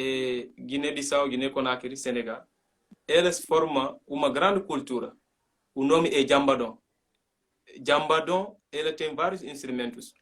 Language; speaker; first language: Portuguese; non-native, learner; Mandingo